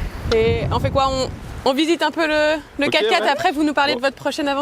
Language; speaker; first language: French; native; French